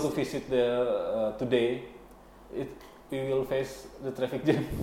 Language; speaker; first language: English; non-native, learner; Indonesian